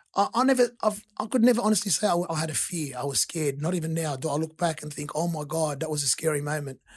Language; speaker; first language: English; early bilingual, other home language; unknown